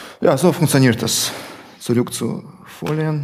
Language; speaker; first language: German; non-native, fluent; Russian